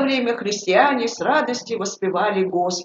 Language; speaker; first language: Russian; native; Russian